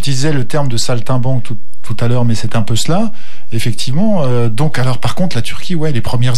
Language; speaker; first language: French; native; French